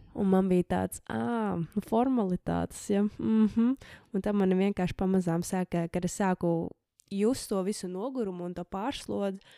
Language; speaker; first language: Latvian; early bilingual, heritage; Latvian